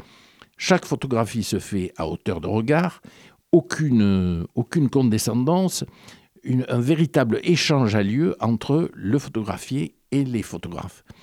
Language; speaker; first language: French; native; French